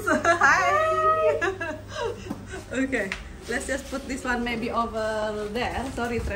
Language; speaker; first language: English; non-native, fluent; Indonesian